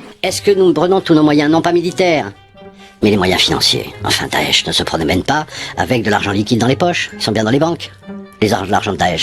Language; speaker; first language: French; native; French